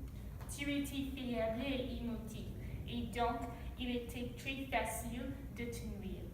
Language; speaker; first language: French; non-native, learner; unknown